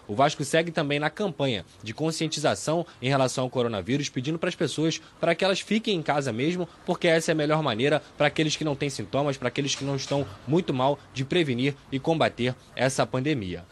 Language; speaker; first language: Portuguese; native; Portuguese